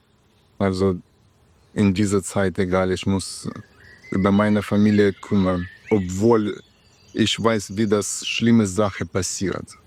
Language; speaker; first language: German; non-native, learner; Russian